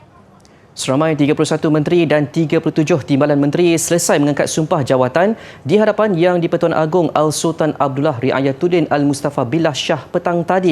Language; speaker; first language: Malay; native; Malay